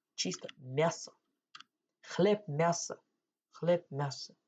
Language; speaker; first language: Russian; non-native, local second language; Kazakh